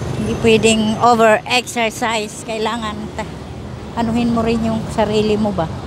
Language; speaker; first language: Filipino; non-native, local second language; Cebuano